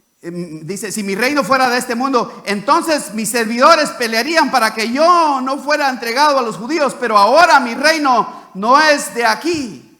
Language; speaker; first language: Spanish; native; Spanish